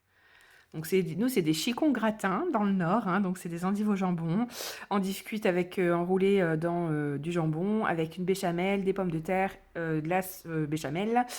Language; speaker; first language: French; native; French